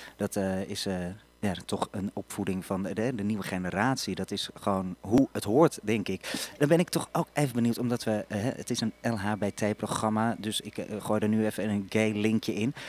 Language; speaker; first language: Dutch; native; Dutch